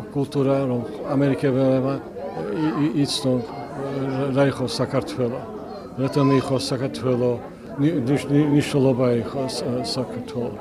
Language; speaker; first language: Georgian; early bilingual, heritage; Georgian